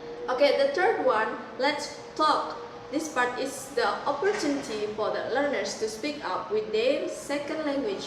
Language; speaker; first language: English; non-native, learner; Indonesian